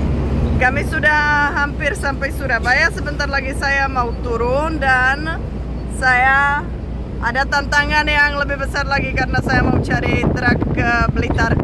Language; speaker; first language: Indonesian; non-native, fluent; Czech